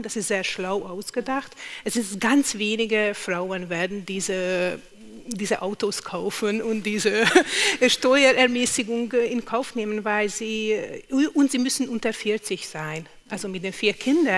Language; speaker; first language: German; non-native, fluent; Hungarian